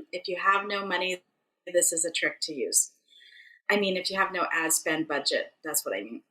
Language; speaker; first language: English; native; English